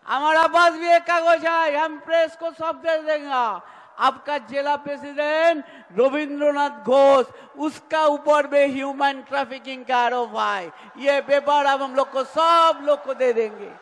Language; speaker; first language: Hindi; non-native, local second language; Bangla